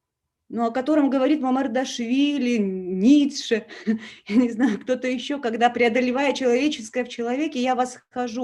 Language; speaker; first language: Russian; native; Russian